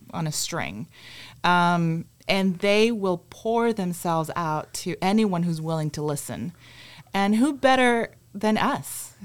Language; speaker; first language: English; non-native, fluent; Spanish